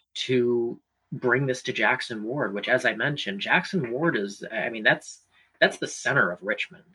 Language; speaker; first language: English; native; English